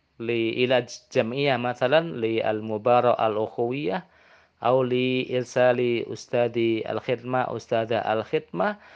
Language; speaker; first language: Arabic; non-native, fluent; Indonesian